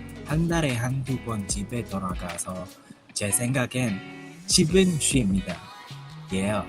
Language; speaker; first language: Korean; non-native, learner; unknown